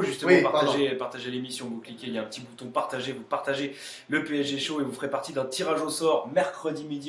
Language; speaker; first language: French; native; French